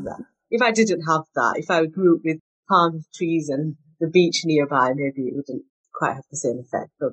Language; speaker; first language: English; native; English